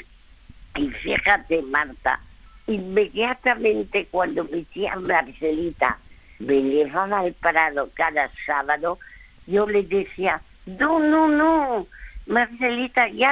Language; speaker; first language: Spanish; early bilingual, other home language; French